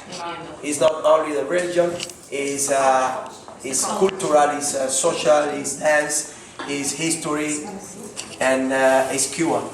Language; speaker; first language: English; non-native, learner; Spanish